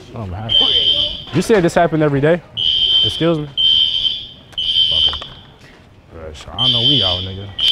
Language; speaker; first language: English; native; English